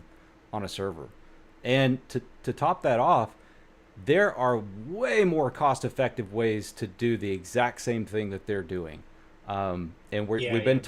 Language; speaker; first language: English; native; English